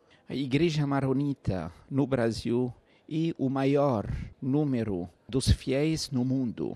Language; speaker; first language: Portuguese; non-native, fluent; Arabic